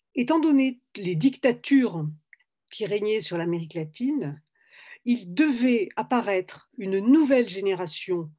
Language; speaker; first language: French; native; French